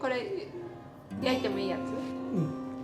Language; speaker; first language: Japanese; native; Japanese